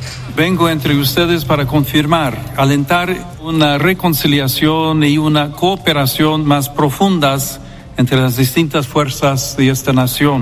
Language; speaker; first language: Spanish; non-native, fluent; English